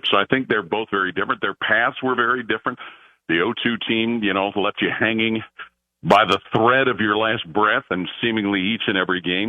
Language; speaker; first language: English; native; English